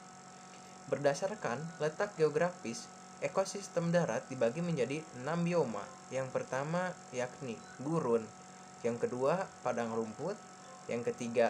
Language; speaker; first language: Indonesian; native; Indonesian